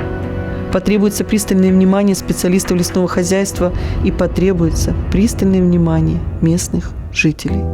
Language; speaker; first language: Russian; native; Russian